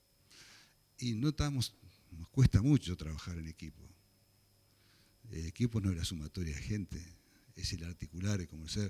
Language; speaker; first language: Spanish; native; Spanish